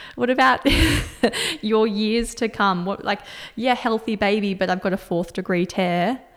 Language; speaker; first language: English; native; English